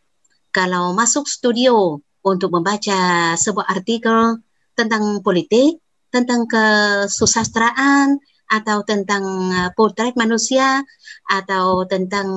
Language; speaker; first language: Indonesian; non-native, fluent; Vietnamese